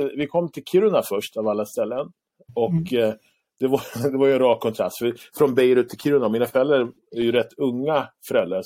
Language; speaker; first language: Swedish; early bilingual, other home language; Arabic